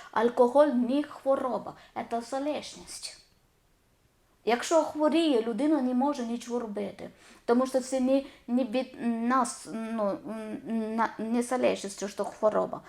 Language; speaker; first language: Ukrainian; non-native, learner; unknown